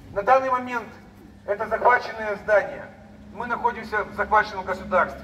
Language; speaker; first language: Russian; non-native, local second language; Romanian